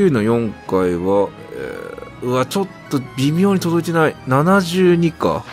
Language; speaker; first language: Japanese; native; Japanese